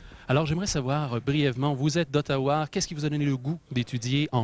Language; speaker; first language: French; native; French